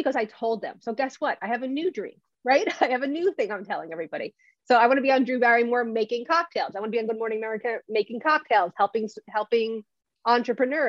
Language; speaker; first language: English; native; English